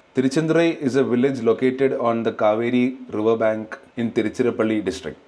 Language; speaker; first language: English; non-native, local second language; Malayalam